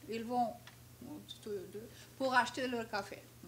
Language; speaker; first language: French; non-native, fluent; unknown